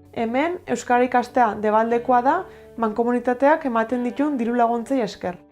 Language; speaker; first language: Basque; native; Basque